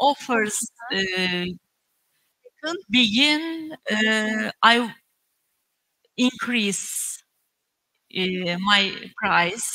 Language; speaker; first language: English; non-native, learner; Turkish